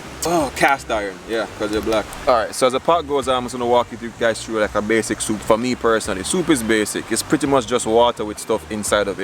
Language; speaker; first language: English; native; English